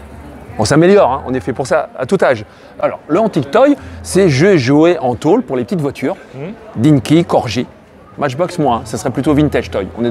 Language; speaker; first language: French; native; French